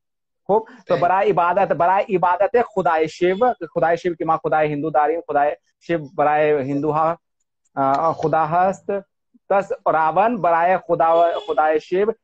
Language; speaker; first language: Persian; non-native, fluent; Hindi